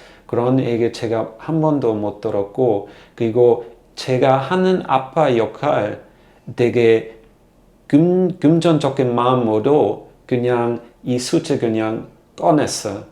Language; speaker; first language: Korean; non-native, learner; German